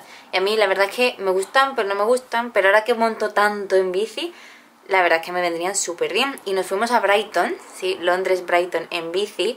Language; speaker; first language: Spanish; native; Spanish